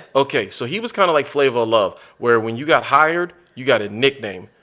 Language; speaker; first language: English; native; English